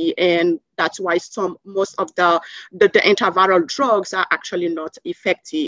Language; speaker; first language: English; non-native, fluent; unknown